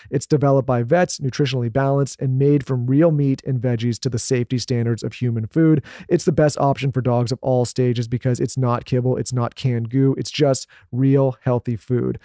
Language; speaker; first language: English; native; English